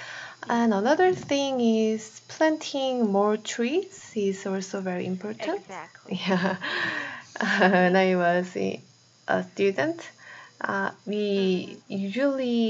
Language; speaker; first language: English; non-native, fluent; Korean